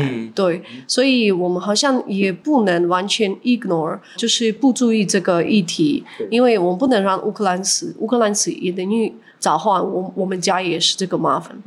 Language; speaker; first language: Chinese; non-native, fluent; Ukrainian